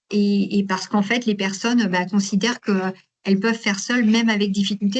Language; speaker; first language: French; native; French